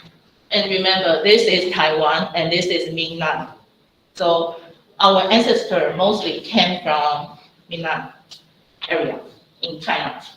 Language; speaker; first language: English; non-native, fluent; Chinese